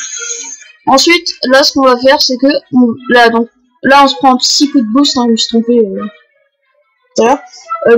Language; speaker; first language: French; native; French